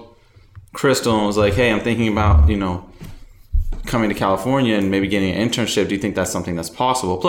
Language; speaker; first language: English; native; English